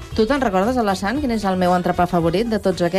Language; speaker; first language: Catalan; native; Catalan